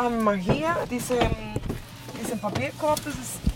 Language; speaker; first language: German; non-native, fluent; Spanish